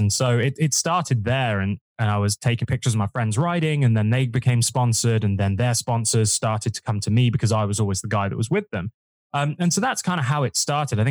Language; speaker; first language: English; native; English